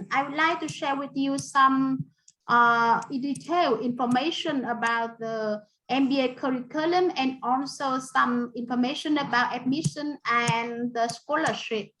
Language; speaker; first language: English; non-native, fluent; Vietnamese